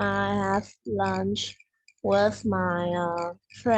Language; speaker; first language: English; non-native, learner; Vietnamese